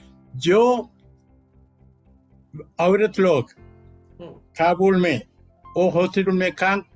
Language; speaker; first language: Hindi; non-native, local second language; Malayalam